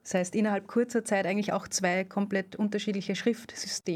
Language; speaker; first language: German; native; German